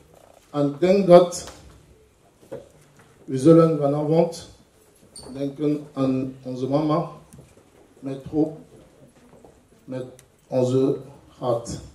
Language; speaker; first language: Dutch; non-native, learner; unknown